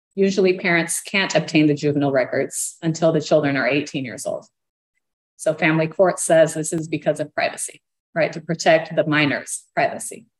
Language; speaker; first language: English; early bilingual, other home language; Portuguese